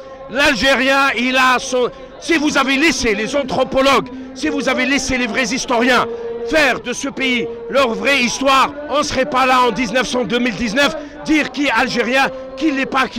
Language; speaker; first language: French; non-native, local second language; Arabic